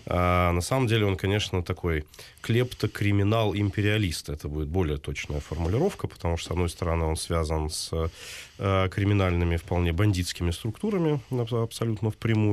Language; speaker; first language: Russian; native; Russian